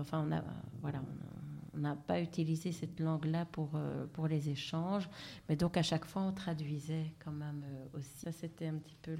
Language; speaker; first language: French; native; French